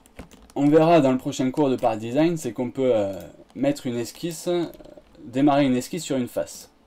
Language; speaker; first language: French; native; French